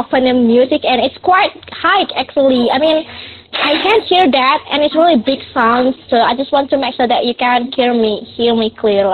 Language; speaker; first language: English; non-native, local second language; Indonesian